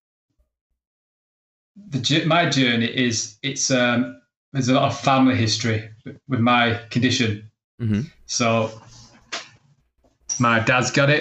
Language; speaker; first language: English; native; English